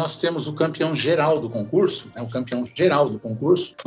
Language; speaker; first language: Portuguese; native; Portuguese